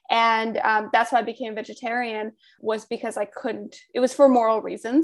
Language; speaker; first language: English; native; English